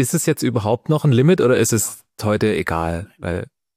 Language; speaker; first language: German; native; German